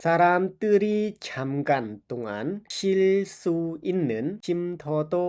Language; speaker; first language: Korean; non-native, fluent; Khmer